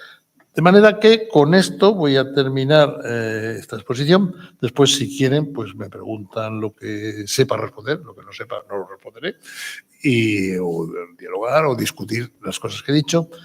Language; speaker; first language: Spanish; native; Spanish